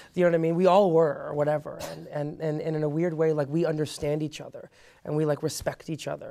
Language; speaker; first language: English; early bilingual, other home language; Persian